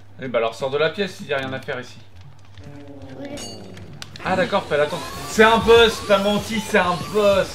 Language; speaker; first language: French; native; French